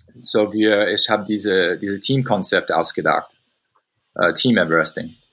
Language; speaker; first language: German; non-native, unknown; English